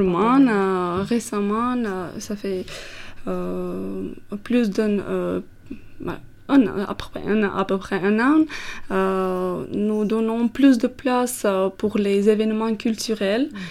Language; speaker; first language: French; non-native, fluent; Armenian